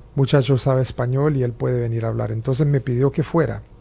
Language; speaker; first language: Spanish; native; Spanish